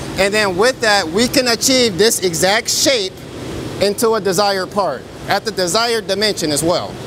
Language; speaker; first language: English; native; English